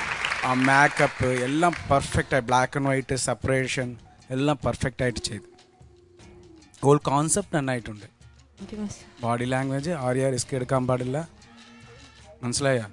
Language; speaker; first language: Malayalam; non-native, learner; Tamil